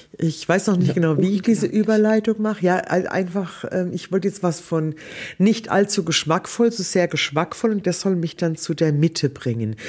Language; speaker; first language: German; native; German